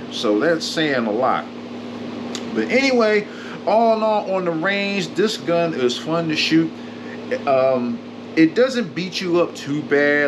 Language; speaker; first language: English; native; English